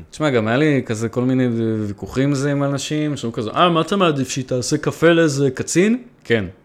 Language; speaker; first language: Hebrew; native; Hebrew